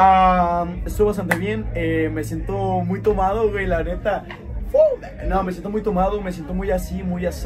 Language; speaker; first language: Spanish; native; Spanish